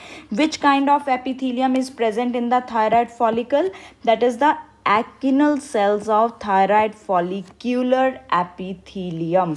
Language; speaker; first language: English; non-native, local second language; Hindi